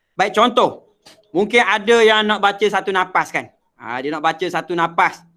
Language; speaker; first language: Malay; native; Malay